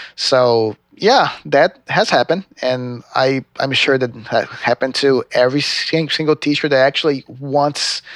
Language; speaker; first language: English; non-native, fluent; Portuguese